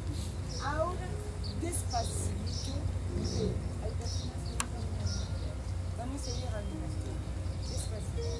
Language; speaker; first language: Spanish; non-native, learner; Greek